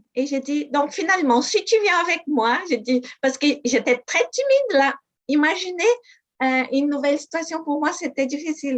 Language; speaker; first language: French; non-native, fluent; Portuguese